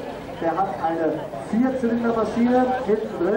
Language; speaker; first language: German; native; German